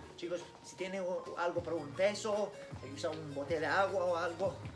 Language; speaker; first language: Spanish; non-native, learner; English